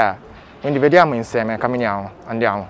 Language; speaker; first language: Italian; non-native, fluent; Japanese